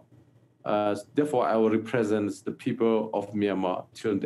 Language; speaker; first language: English; non-native, fluent; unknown